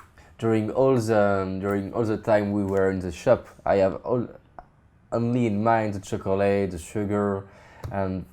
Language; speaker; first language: English; non-native, fluent; French